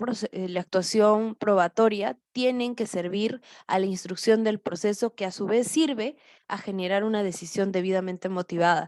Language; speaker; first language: Spanish; native; Spanish